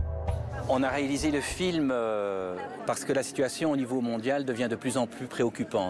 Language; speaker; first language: French; native; French